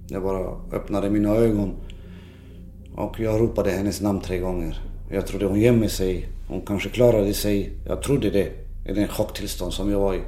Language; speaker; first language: Swedish; early bilingual, other home language; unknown